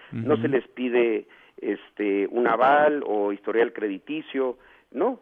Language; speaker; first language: Spanish; native; Spanish